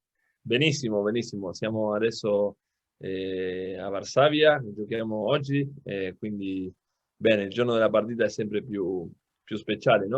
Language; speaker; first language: Italian; non-native, local second language; Spanish